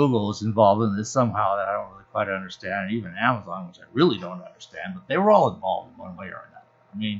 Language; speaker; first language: English; native; English